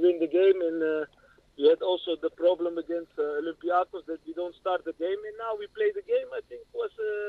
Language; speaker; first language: English; non-native, learner; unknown